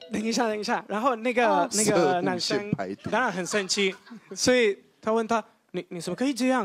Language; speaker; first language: Chinese; non-native, fluent; Spanish